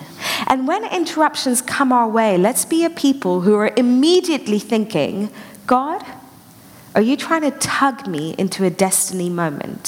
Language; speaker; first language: English; native; English